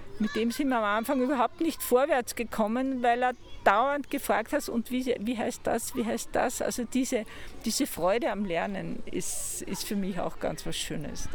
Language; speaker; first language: German; native; German